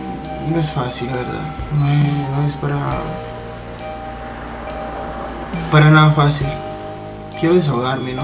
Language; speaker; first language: Spanish; early bilingual, heritage; Spanish